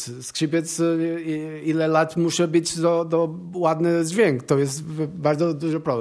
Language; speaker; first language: Polish; non-native, learner; Portuguese